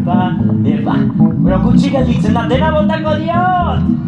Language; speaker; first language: Basque; native; Basque